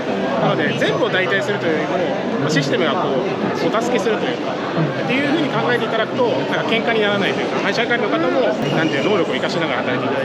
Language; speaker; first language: Japanese; native; Japanese